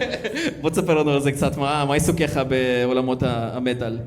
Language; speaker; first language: Hebrew; native; Hebrew